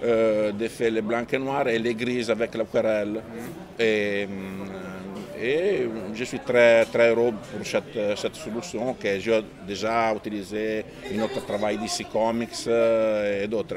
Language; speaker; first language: French; non-native, fluent; Italian